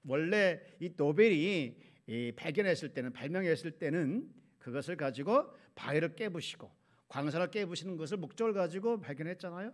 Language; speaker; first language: Korean; native; Korean